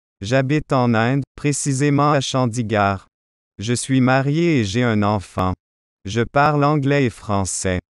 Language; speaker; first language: French; non-native, fluent; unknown